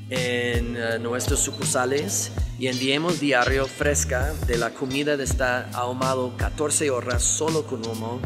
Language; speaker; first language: Spanish; non-native, fluent; English